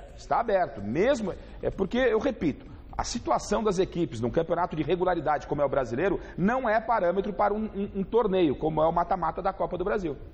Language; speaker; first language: Portuguese; native; Portuguese